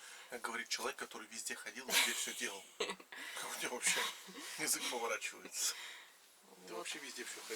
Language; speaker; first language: Russian; native; Russian